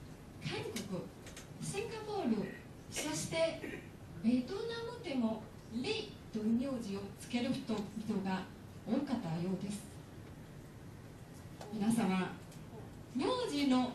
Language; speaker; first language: Japanese; non-native, fluent; Chinese